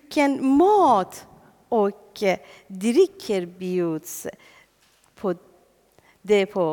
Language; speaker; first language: Swedish; non-native, fluent; Persian